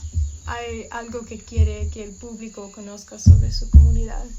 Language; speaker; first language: Spanish; non-native, learner; English